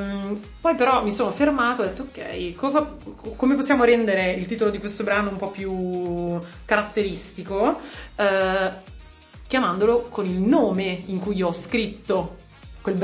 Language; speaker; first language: Italian; native; Italian